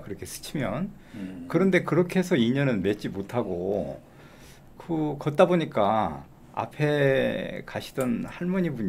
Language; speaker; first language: Korean; native; Korean